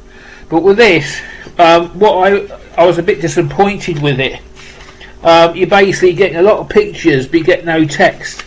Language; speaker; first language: English; native; English